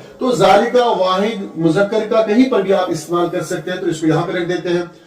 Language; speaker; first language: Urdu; non-native, local second language; Kashmiri